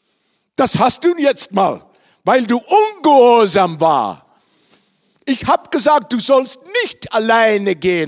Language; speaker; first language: German; non-native, learner; Dutch